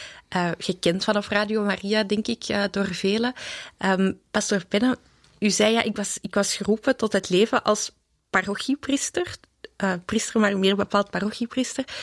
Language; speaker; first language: Dutch; native; Dutch